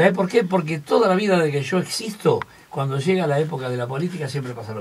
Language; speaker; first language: Spanish; native; Spanish